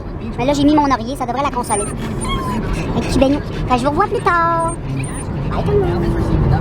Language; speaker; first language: French; native; French